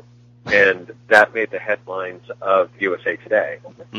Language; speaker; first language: English; native; English